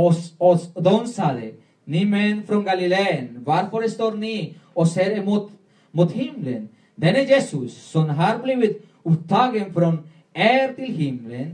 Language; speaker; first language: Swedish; non-native, learner; Spanish